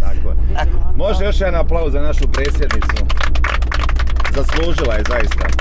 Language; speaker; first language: Bosnian; native; Bosnian